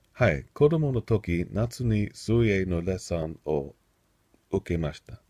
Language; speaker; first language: Japanese; non-native, learner; English